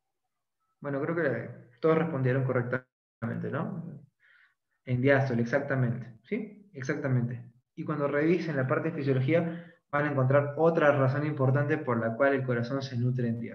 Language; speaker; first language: Spanish; native; Spanish